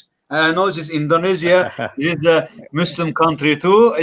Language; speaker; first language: English; non-native, learner; Russian